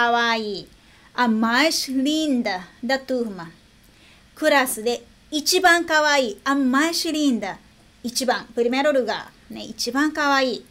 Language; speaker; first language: Portuguese; non-native, fluent; Japanese